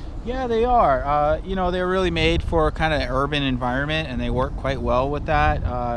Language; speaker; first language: English; native; English